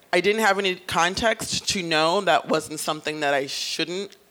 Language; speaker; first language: English; native; English